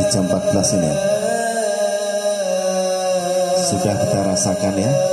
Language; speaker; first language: Indonesian; native; Indonesian